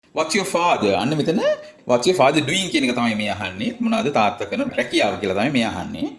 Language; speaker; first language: Sinhala; native; Sinhala